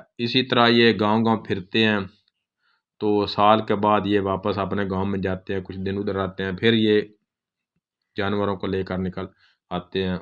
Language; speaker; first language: Urdu; non-native, local second language; Punjabi